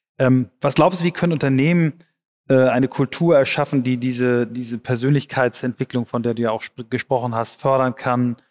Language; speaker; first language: German; native; German